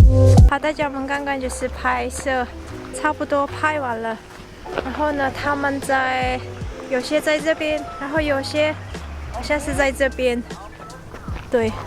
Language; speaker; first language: Chinese; non-native, fluent; Mongolian